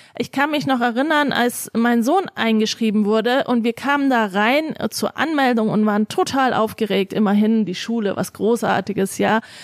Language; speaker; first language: German; early bilingual, other home language; Turkish